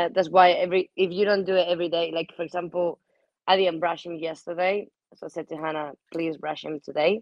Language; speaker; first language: English; non-native, fluent; Spanish